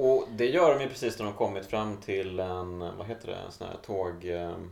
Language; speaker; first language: Swedish; native; Swedish